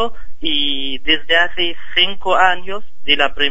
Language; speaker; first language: Spanish; non-native, fluent; Arabic